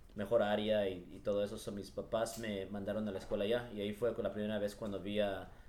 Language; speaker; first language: Spanish; early bilingual, heritage; Spanish